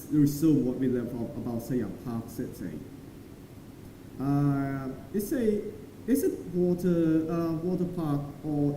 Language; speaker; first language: English; non-native, learner; Thai